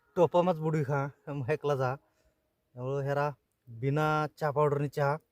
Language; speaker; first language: Marathi; non-native, local second language; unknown